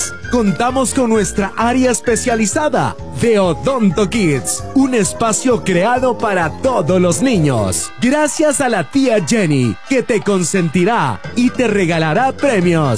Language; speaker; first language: Spanish; native; Spanish